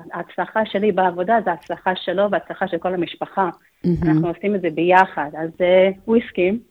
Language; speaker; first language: Hebrew; non-native, fluent; English